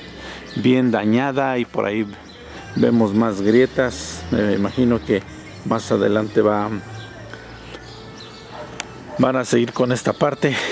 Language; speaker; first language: Spanish; native; Spanish